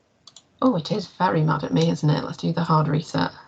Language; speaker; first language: English; native; English